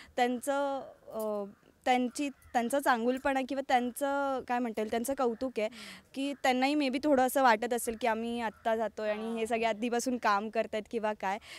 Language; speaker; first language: Marathi; native; Marathi